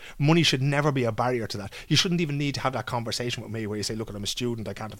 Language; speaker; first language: English; native; English